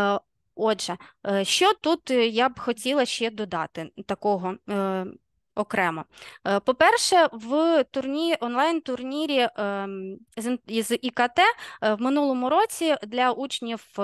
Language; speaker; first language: Ukrainian; native; Ukrainian